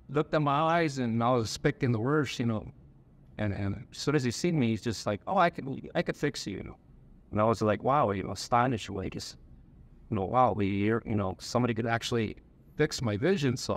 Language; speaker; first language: English; native; English